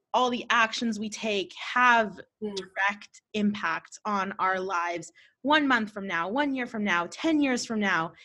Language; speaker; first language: English; native; English